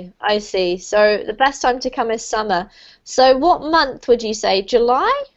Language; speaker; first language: English; native; English